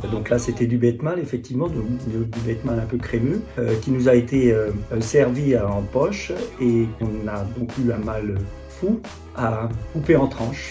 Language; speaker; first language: French; native; French